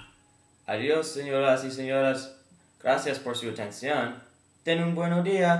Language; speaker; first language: Spanish; non-native, learner; English